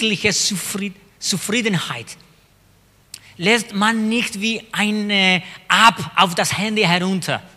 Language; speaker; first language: German; non-native, fluent; Spanish